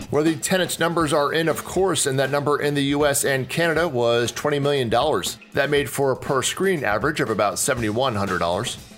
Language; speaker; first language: English; native; English